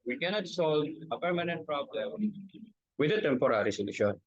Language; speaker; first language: English; non-native, local second language; Filipino